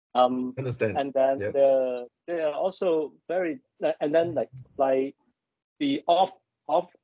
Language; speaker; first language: English; non-native, local second language; Cantonese